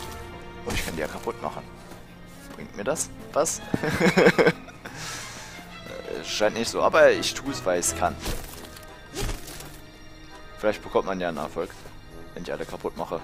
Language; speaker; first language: German; native; German